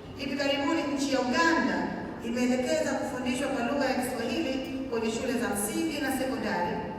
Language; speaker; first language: Swahili; native; Swahili